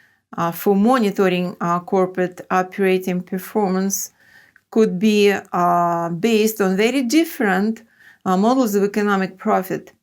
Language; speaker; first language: English; non-native, fluent; Russian